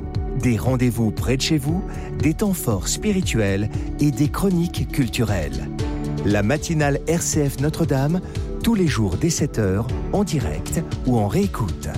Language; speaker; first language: French; native; French